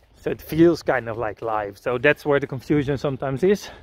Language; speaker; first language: English; non-native, fluent; Dutch